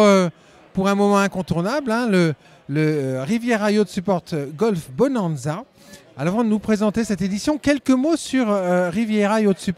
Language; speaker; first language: French; native; French